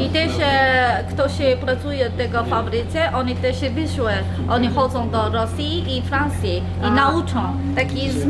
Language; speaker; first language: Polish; non-native, learner; Korean